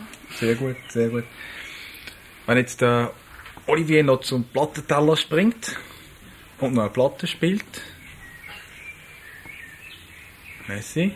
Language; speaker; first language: German; native; German